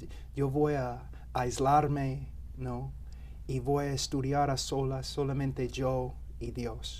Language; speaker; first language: Spanish; non-native, fluent; English